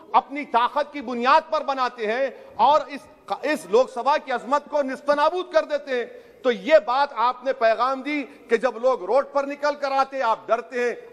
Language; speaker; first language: Urdu; native; Urdu